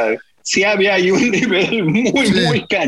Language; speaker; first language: Spanish; native; Spanish